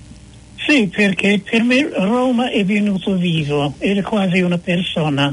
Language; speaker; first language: Italian; non-native, fluent; English